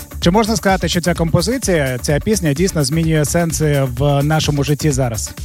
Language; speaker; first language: Ukrainian; native; Ukrainian